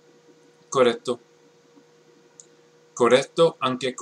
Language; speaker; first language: Italian; non-native, learner; English